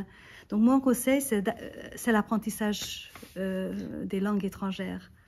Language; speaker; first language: French; non-native, fluent; Hungarian